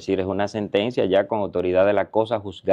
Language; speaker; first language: Spanish; native; Spanish